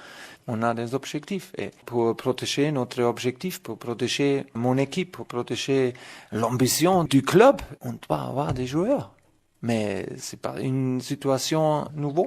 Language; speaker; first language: French; non-native, fluent; German